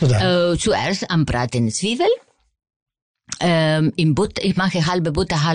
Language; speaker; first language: German; non-native, fluent; Spanish